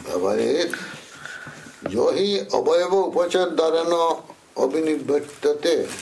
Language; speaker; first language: Russian; non-native, learner; Bangla